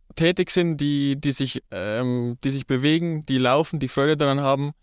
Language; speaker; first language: German; native; German